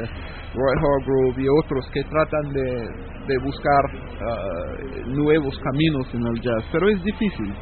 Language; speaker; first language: Spanish; non-native, fluent; English